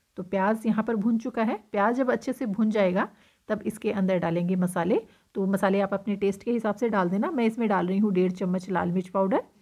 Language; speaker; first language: Hindi; native; Hindi